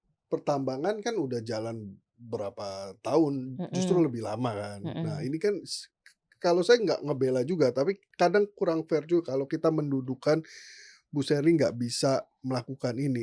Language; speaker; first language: Indonesian; native; Indonesian